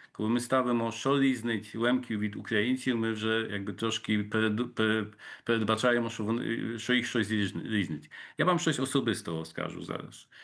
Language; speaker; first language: Polish; non-native, local second language; Ukrainian